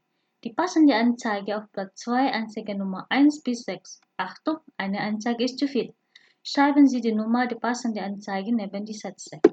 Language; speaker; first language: German; non-native, fluent; Indonesian